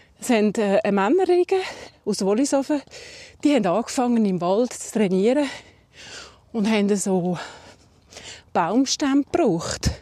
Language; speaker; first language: German; native; German